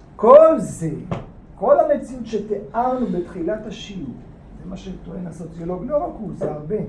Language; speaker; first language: Hebrew; native; Hebrew